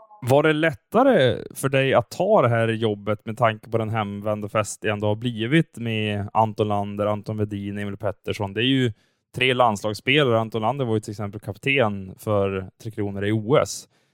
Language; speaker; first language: Swedish; native; Swedish